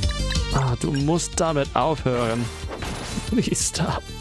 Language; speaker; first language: German; non-native, fluent; English